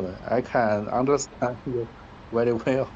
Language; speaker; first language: English; non-native, learner; Chinese